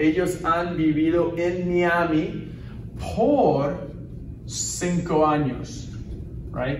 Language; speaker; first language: Spanish; non-native, fluent; English